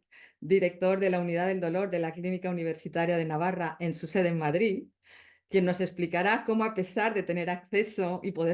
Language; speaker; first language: Spanish; native; Spanish